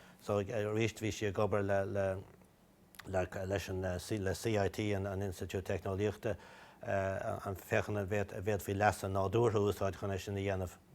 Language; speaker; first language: Irish; native; Irish